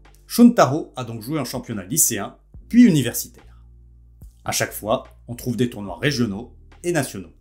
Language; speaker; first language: French; native; French